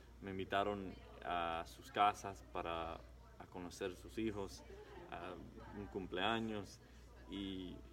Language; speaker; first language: Spanish; early bilingual, heritage; English